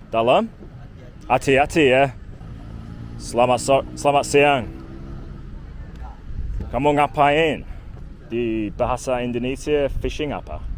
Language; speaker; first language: Indonesian; non-native, learner; English